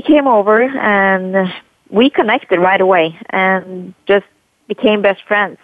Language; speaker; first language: English; non-native, fluent; Norwegian